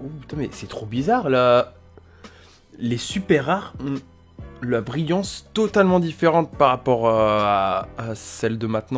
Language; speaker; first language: French; native; French